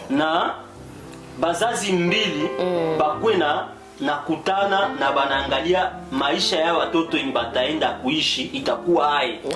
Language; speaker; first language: Swahili; native; Swahili